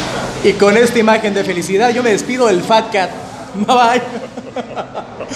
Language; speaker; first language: Spanish; native; Spanish